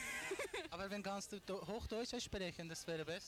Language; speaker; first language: German; non-native, learner; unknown